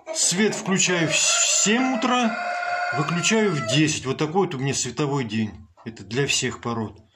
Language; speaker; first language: Russian; native; Russian